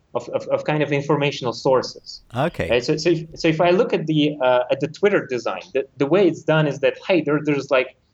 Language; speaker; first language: English; non-native, fluent; Russian